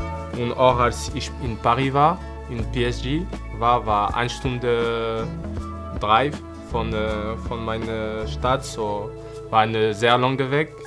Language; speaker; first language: German; non-native, fluent; French